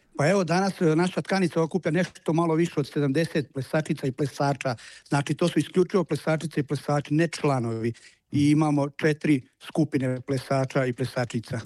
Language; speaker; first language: Croatian; native; Croatian